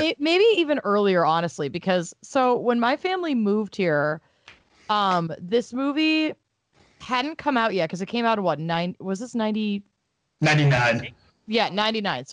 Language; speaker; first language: English; native; English